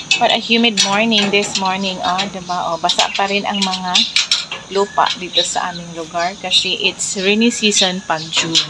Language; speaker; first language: Filipino; non-native, local second language; Cebuano